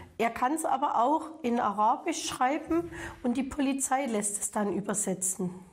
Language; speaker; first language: German; native; German